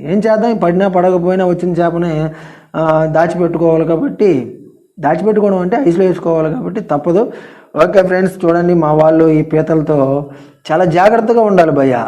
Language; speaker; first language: Telugu; non-native, local second language; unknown